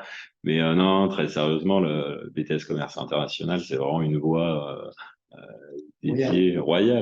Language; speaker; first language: French; native; French